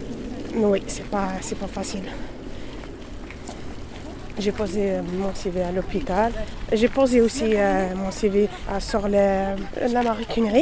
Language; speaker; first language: French; non-native, learner; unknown